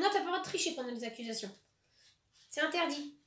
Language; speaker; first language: French; native; French